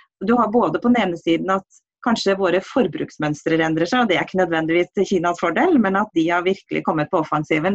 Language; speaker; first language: Norwegian; native; Norwegian